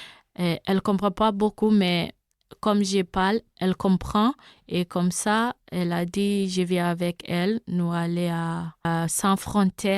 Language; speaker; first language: French; non-native, learner; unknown